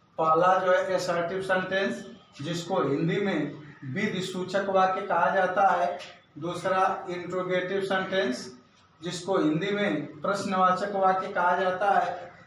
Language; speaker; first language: Hindi; native; Hindi